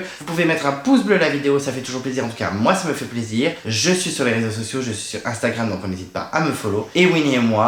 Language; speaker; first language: French; native; French